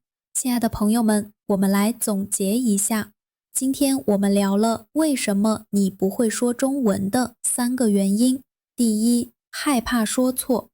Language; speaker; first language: Chinese; non-native, fluent; Vietnamese